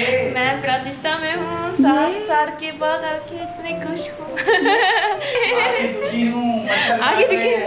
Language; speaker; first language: Hindi; non-native, fluent; Japanese